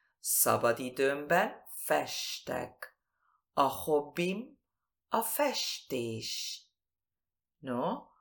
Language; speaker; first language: Hungarian; early bilingual, heritage; Spanish